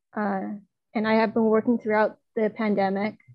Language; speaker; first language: English; non-native, fluent; Chinese